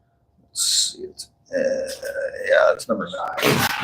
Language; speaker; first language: English; native; English